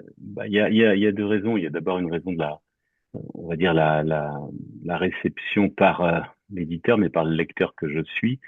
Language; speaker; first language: French; native; French